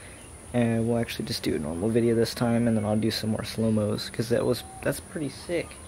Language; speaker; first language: English; native; English